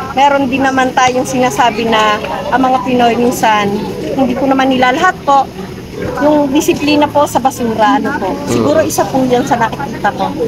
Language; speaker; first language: Filipino; native; Filipino